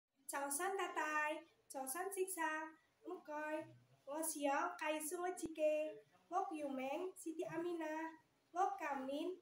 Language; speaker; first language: Cantonese; non-native, learner; Indonesian